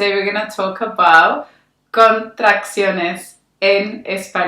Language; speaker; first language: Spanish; native; Spanish